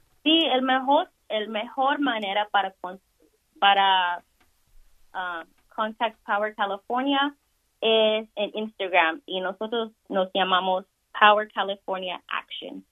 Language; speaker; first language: Spanish; early bilingual, heritage; Spanish